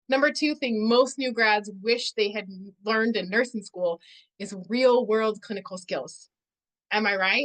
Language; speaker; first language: English; native; English